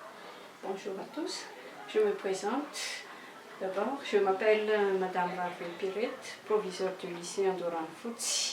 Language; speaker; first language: French; non-native, local second language; Malagasy